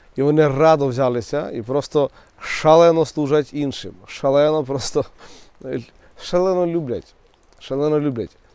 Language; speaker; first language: Ukrainian; native; Ukrainian